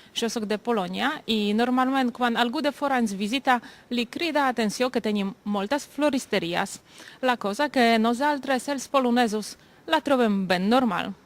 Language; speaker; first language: Catalan; non-native, fluent; Polish